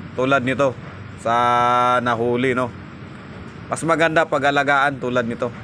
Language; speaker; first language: Filipino; non-native, local second language; Cebuano